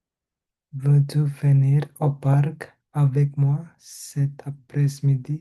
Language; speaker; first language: French; non-native, learner; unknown